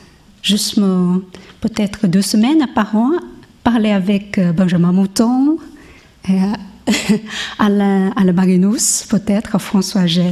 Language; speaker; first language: French; non-native, learner; Chinese